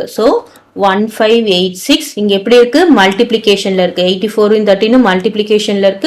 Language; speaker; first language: Tamil; native; Tamil